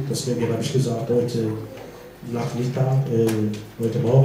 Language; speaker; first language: German; non-native, learner; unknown